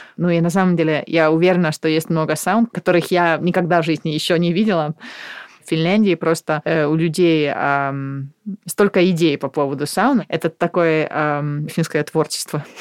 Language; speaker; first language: Russian; non-native, fluent; Finnish